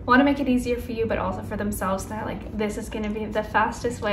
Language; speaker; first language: English; native; English